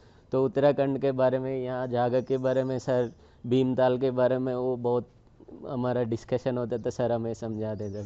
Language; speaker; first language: Hindi; non-native, local second language; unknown